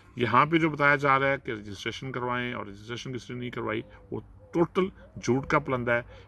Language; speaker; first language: Urdu; non-native, local second language; Punjabi